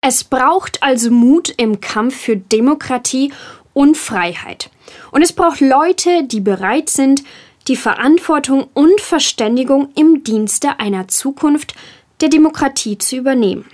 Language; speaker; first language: German; native; German